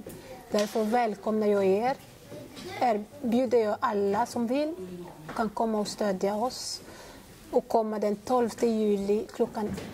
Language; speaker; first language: Swedish; non-native, fluent; Lingala